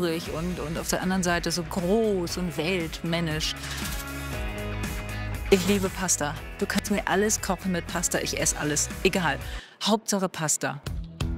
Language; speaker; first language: German; native; German